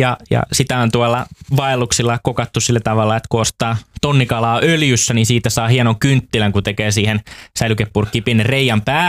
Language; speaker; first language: Finnish; native; Finnish